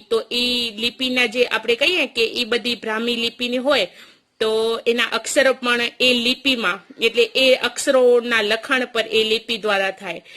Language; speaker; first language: Gujarati; native; Gujarati